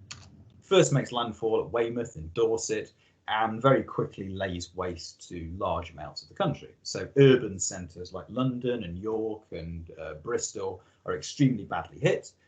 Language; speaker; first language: English; native; English